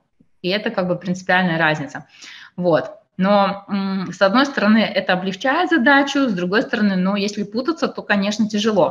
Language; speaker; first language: Russian; native; Russian